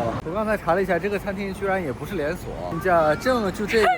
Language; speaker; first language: Chinese; native; Chinese